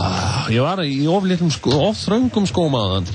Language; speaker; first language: Icelandic; native; Icelandic